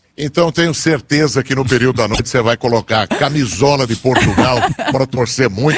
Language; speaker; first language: Portuguese; native; Portuguese